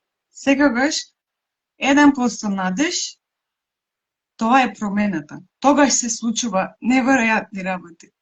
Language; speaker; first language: Macedonian; non-native, local second language; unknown